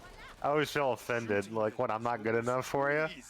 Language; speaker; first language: English; native; English